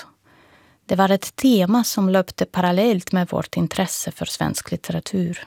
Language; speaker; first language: Swedish; non-native, fluent; Russian